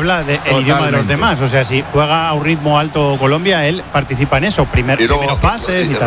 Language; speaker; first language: Spanish; native; Spanish